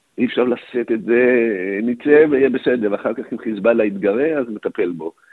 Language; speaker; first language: Hebrew; native; Hebrew